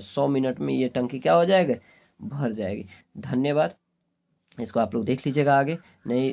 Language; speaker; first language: Hindi; native; Hindi